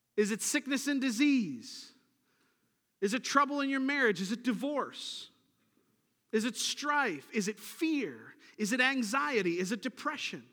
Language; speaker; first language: English; native; English